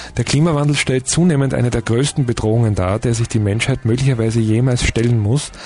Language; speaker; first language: German; native; German